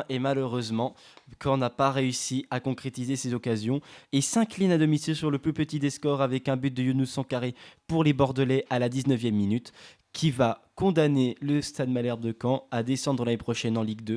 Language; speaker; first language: French; native; French